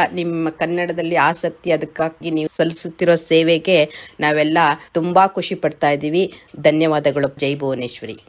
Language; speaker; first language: Kannada; native; Kannada